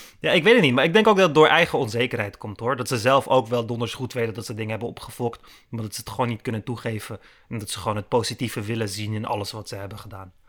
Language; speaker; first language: Dutch; early bilingual, other home language; Turkish